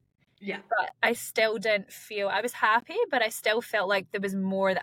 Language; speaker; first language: English; native; English